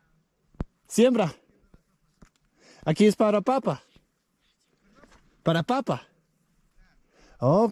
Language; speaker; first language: Spanish; non-native, learner; English